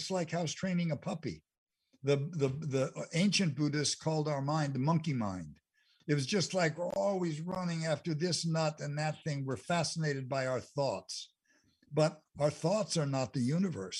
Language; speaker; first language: English; native; English